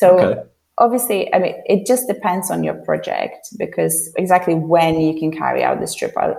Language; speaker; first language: English; non-native, fluent; Polish